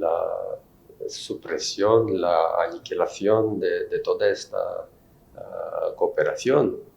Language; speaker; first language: Spanish; non-native, fluent; Russian